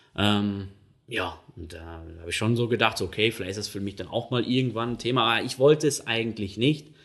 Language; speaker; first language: German; native; German